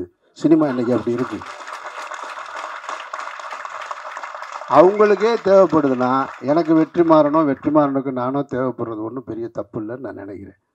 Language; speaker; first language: Tamil; native; Tamil